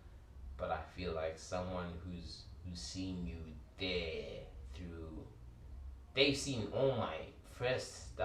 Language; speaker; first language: English; early bilingual, other home language; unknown